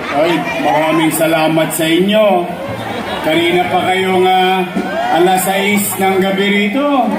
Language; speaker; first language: Filipino; native; Filipino